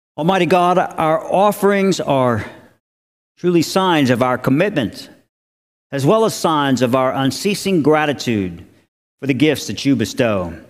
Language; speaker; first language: English; native; English